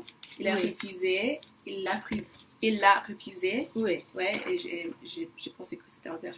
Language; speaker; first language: French; non-native, learner; English